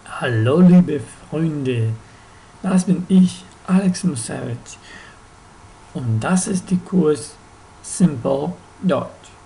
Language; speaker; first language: German; non-native, fluent; Ukrainian